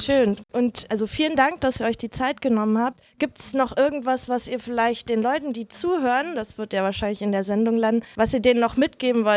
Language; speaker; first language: German; native; German